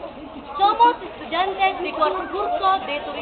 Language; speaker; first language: Spanish; non-native, learner; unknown